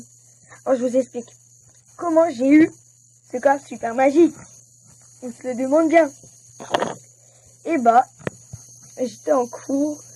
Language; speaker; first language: French; native; French